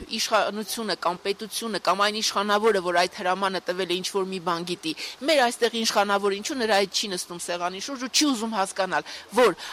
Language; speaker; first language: Armenian; native; Armenian